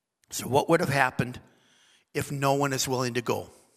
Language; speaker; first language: English; native; English